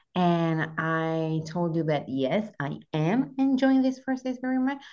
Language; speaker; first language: English; non-native, fluent; Italian